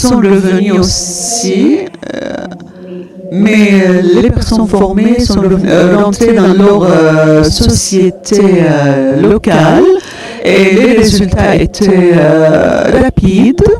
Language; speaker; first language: French; non-native, fluent; Arabic